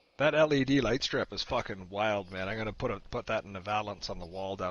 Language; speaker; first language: English; native; English